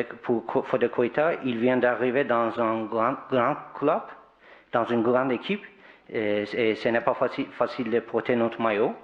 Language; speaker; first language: French; non-native, fluent; Turkish